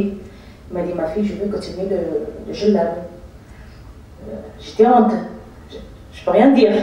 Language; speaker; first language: French; non-native, fluent; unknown